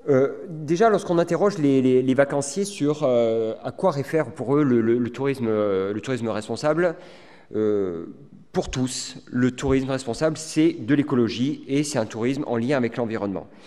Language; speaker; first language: French; native; French